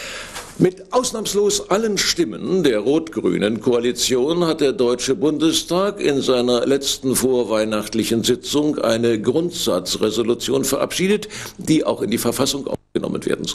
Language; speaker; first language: German; native; German